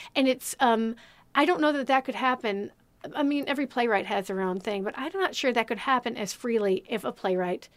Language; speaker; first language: English; native; English